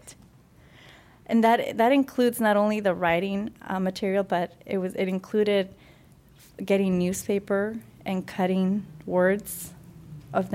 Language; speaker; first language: English; early bilingual, other home language; Spanish